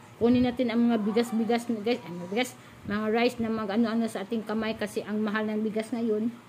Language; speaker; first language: Filipino; non-native, local second language; Cebuano